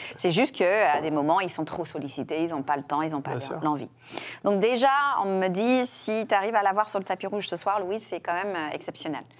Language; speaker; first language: French; non-native, fluent; English